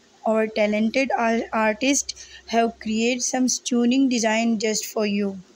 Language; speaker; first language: English; non-native, local second language; Urdu